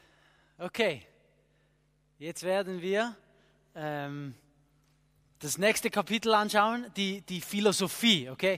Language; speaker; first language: German; non-native, fluent; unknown